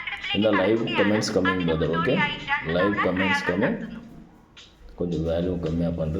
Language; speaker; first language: Tamil; non-native, learner; Kannada